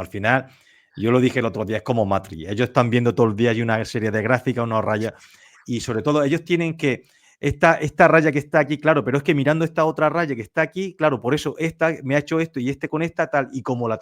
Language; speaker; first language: Spanish; native; Spanish